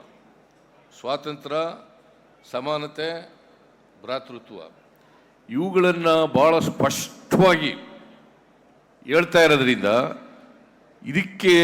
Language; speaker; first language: Kannada; native; Kannada